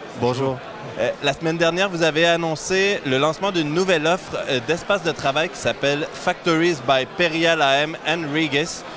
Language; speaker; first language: French; native; French